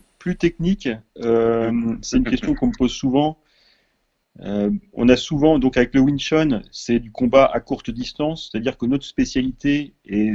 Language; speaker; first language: French; native; French